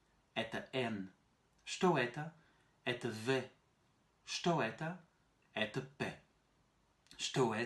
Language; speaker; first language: Russian; non-native, fluent; French